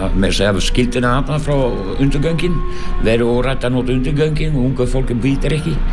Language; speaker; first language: Icelandic; non-native, fluent; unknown